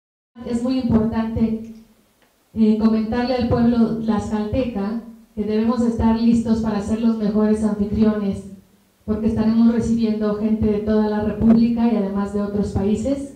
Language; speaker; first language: Spanish; native; Spanish